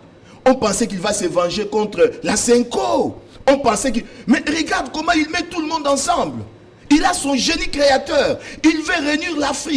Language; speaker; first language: French; non-native, local second language; Lingala